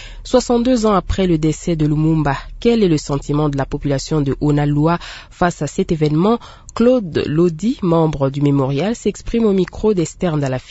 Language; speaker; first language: French; non-native, local second language; Lingala